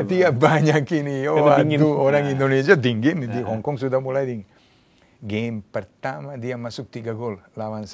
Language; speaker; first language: Indonesian; non-native, fluent; Serbian